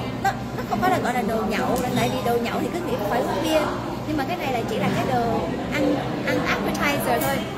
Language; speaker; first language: Vietnamese; early bilingual, heritage; Vietnamese